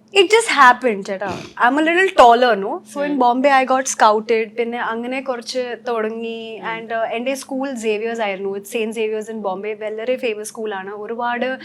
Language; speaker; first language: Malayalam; early bilingual, heritage; Malayalam